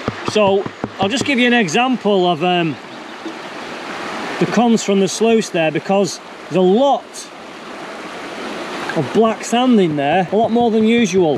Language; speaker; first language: English; native; English